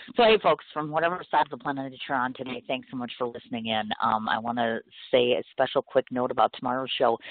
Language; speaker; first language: English; native; English